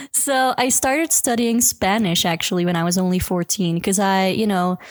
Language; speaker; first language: English; non-native, fluent; Dutch